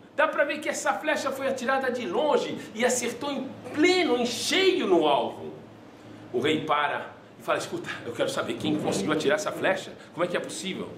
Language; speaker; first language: Portuguese; non-native, fluent; French